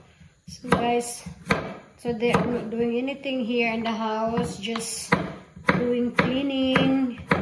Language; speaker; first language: English; non-native, local second language; Filipino